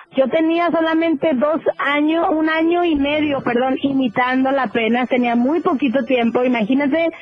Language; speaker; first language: Spanish; native; Spanish